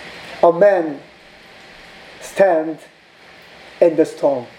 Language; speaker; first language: English; non-native, learner; Korean